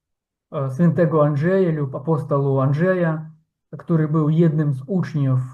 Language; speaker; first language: Polish; non-native, fluent; Ukrainian